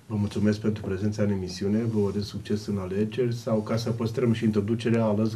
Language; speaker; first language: Romanian; native; Romanian